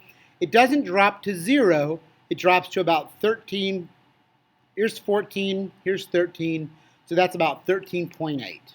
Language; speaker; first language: English; native; English